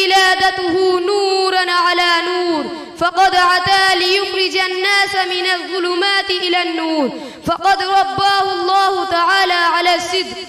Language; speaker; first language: Arabic; non-native, learner; Urdu